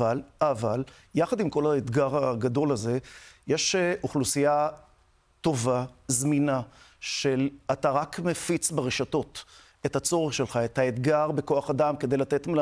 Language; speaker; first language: Hebrew; native; Hebrew